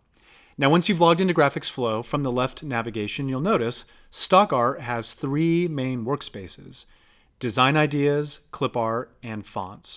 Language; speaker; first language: English; native; English